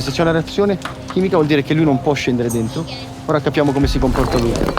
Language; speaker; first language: Italian; native; Italian